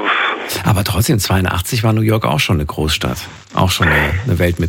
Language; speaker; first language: German; native; German